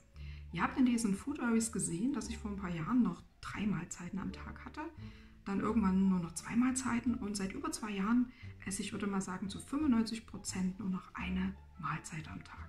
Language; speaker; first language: German; native; German